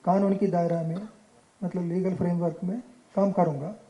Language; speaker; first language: Hindi; non-native, local second language; Telugu